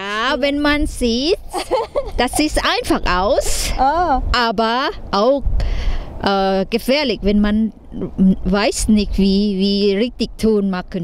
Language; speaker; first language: German; non-native, learner; Thai